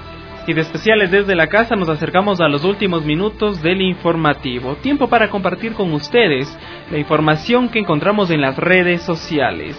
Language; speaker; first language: Spanish; native; Spanish